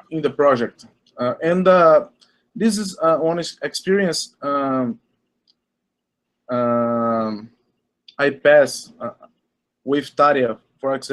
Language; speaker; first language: English; non-native, learner; Portuguese